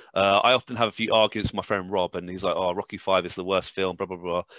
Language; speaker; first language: English; native; English